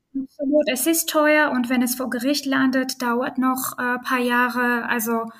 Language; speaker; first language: German; non-native, fluent; Armenian